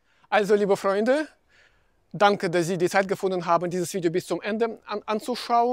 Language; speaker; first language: German; non-native, fluent; Russian